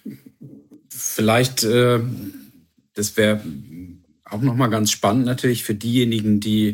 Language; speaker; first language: German; native; German